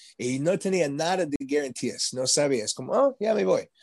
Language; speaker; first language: Spanish; non-native, learner; English